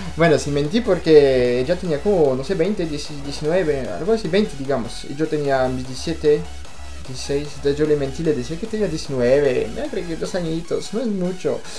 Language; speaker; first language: Spanish; non-native, fluent; French